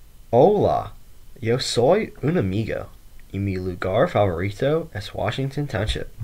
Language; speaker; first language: Spanish; non-native, learner; English